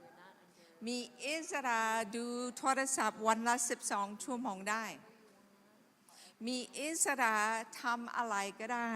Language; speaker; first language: Thai; non-native, fluent; English